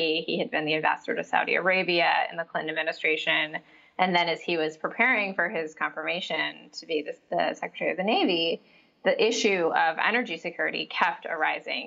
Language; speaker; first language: English; native; English